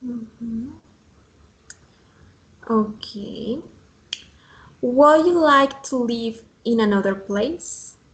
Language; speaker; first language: English; non-native, fluent; Spanish